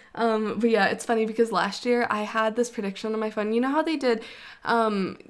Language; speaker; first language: English; native; English